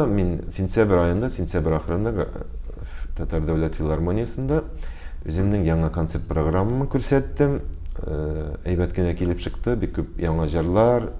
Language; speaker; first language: Tatar; native; Tatar